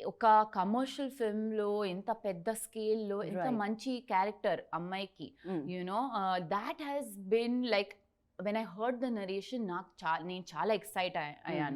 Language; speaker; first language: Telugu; non-native, local second language; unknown